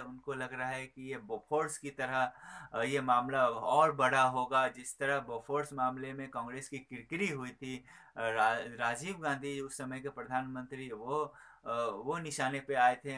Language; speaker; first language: Hindi; native; Hindi